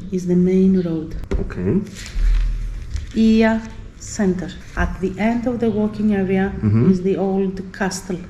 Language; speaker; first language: English; non-native, learner; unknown